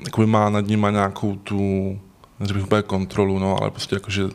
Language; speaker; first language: Czech; native; Czech